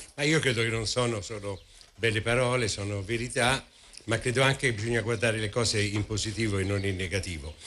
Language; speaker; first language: Italian; native; Italian